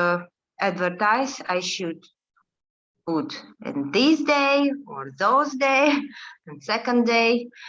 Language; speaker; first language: English; non-native, learner; Russian